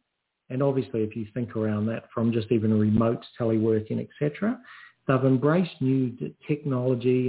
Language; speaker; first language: English; native; English